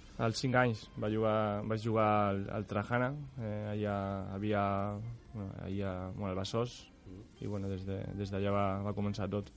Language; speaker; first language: Catalan; non-native, local second language; Spanish